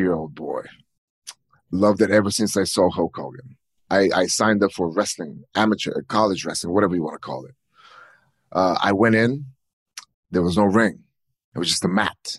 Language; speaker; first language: English; non-native, fluent; Bulgarian